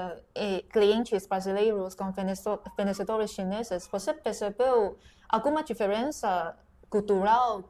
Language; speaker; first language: Portuguese; non-native, fluent; Chinese